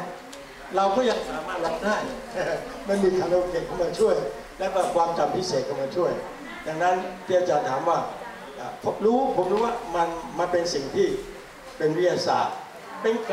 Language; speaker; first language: Thai; native; Thai